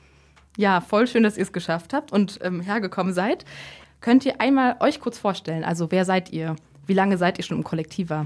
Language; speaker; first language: German; native; German